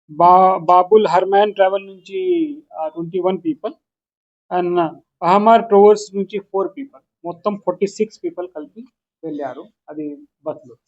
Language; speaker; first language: Telugu; non-native, local second language; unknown